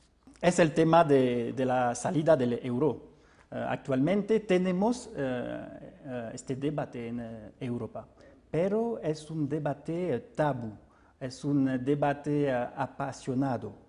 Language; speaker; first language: Spanish; non-native, fluent; French